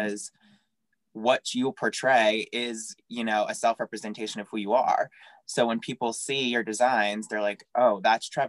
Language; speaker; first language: English; native; English